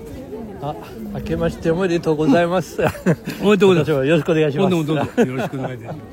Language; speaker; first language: Japanese; non-native, fluent; French